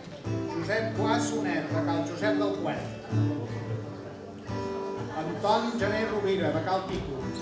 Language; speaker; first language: Catalan; native; Catalan